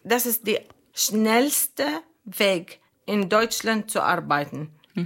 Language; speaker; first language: German; non-native, fluent; Arabic